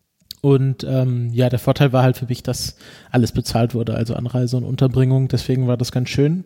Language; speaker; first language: German; native; German